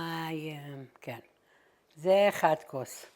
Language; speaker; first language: Hebrew; non-native, fluent; Arabic